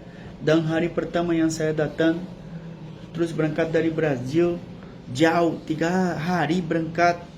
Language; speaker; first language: Indonesian; non-native, learner; Portuguese